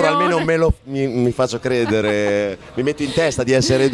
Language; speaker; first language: Italian; native; Italian